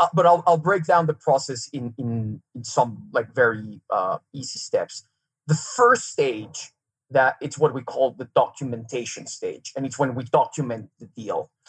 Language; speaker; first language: English; non-native, fluent; Serbian